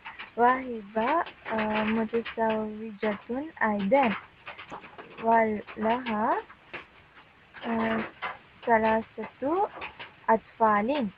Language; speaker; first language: Arabic; non-native, learner; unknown